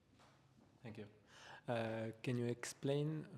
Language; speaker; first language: English; non-native, learner; French